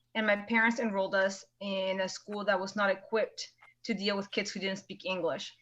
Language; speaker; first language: English; early bilingual, other home language; Spanish